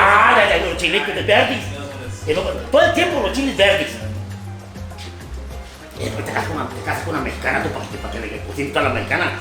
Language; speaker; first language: Spanish; native; Spanish